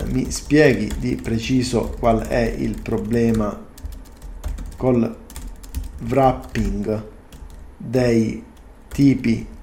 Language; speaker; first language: Italian; native; Italian